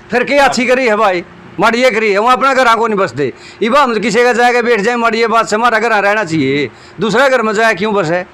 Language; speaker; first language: Hindi; native; Hindi